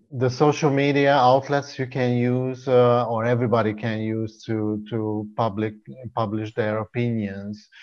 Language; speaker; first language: English; non-native, fluent; Hungarian